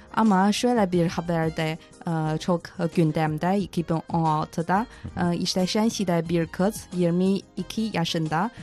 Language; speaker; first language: Turkish; non-native, fluent; Chinese